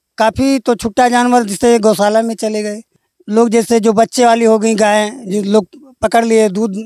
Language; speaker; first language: Hindi; native; Hindi